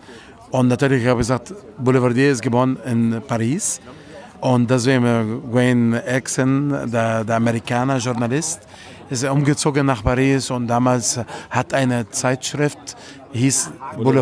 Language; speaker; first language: German; non-native, fluent; Italian